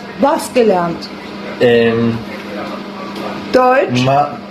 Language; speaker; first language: German; early bilingual, other home language; Turkish